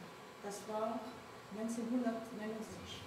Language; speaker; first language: German; non-native, learner; French